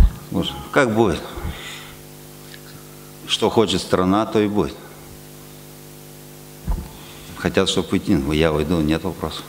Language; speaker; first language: Russian; native; Russian